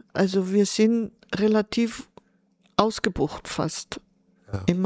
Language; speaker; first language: German; non-native, fluent; Portuguese